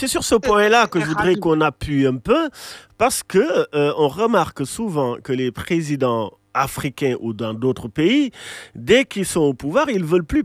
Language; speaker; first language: French; non-native, local second language; Wolof